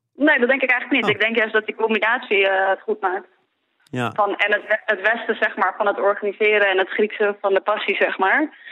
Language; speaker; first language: Dutch; early bilingual, other home language; Greek